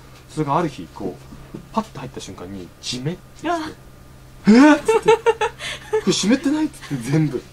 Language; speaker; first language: Japanese; native; Japanese